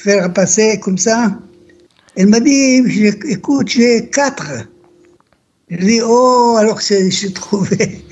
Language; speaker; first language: French; non-native, learner; Hebrew